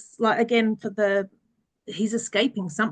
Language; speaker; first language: English; early bilingual, other home language; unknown